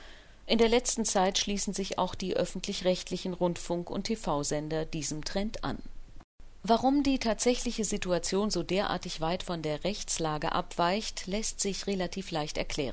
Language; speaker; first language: German; native; German